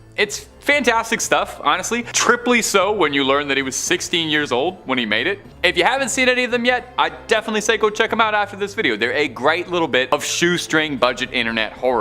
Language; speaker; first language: English; native; English